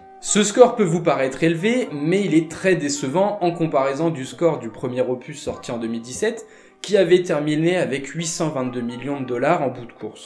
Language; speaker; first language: French; native; French